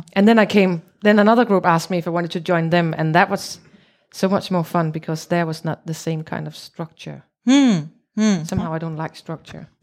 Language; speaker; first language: English; non-native, fluent; Danish